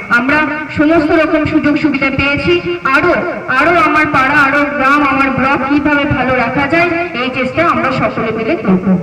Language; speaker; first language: Bangla; non-native, local second language; Santali